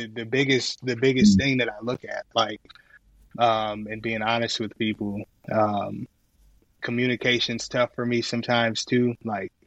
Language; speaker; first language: English; native; English